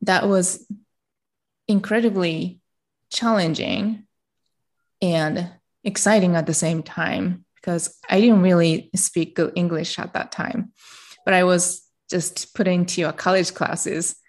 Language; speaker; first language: English; non-native, fluent; Japanese